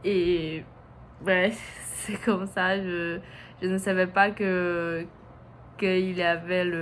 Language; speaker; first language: French; non-native, learner; Portuguese